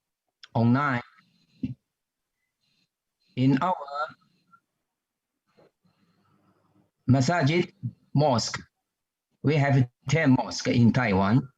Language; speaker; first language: English; non-native, learner; Chinese